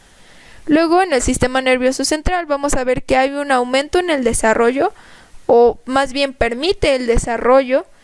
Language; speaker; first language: Spanish; native; Spanish